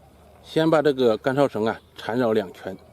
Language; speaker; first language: Chinese; native; Chinese